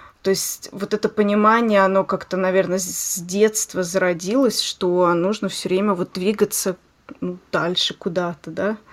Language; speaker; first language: Russian; native; Russian